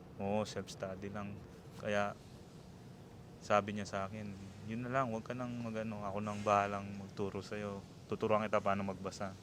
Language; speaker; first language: Filipino; non-native, local second language; Pampanga